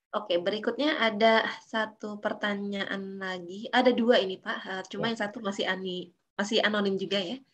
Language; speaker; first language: Indonesian; native; Indonesian